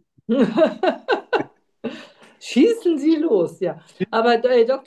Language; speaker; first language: German; non-native, fluent; Turkish